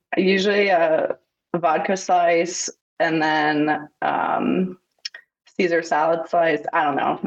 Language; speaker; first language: English; native; English